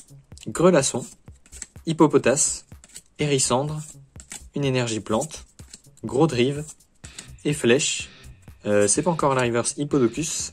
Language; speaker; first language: French; native; French